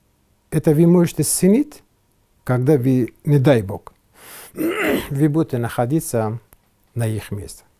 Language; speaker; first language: Russian; non-native, fluent; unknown